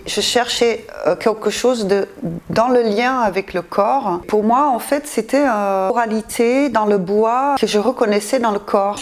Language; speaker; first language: French; non-native, fluent; Dutch